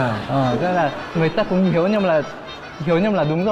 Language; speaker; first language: Vietnamese; non-native, fluent; Korean